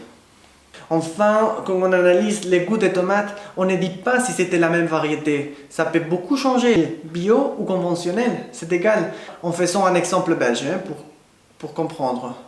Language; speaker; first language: French; non-native, fluent; Spanish